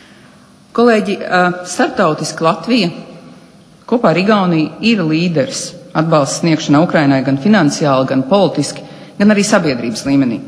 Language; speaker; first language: Latvian; native; Latvian